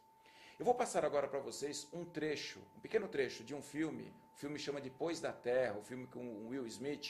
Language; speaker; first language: Portuguese; native; Portuguese